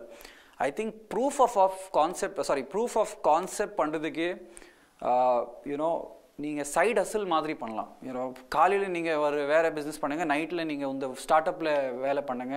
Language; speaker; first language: Tamil; non-native, local second language; Hindi